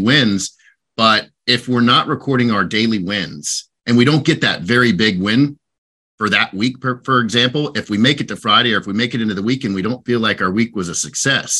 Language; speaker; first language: English; native; English